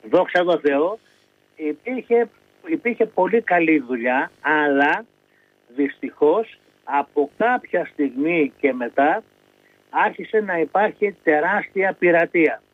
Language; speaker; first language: Greek; native; Greek